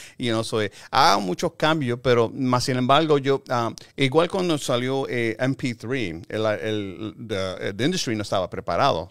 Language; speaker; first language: Spanish; early bilingual, heritage; Spanish